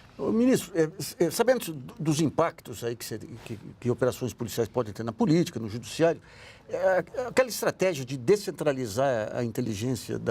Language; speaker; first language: Portuguese; native; Portuguese